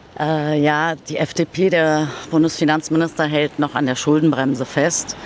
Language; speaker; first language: German; early bilingual, other home language; Turkish